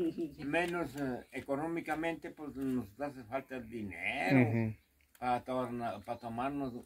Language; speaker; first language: Spanish; native; Spanish